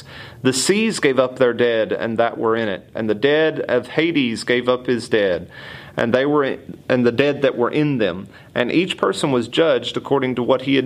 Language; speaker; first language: English; native; English